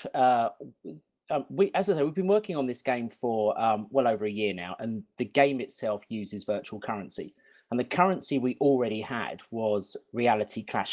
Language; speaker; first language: English; native; English